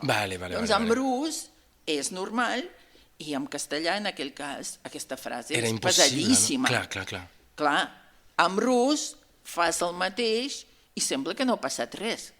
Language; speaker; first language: Catalan; non-native, fluent; Russian